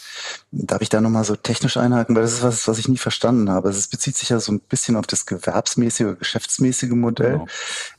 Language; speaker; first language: German; native; German